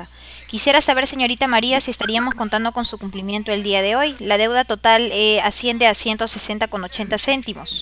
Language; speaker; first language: Spanish; native; Spanish